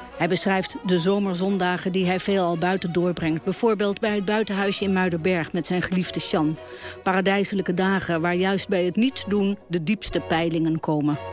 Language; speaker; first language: Dutch; native; Dutch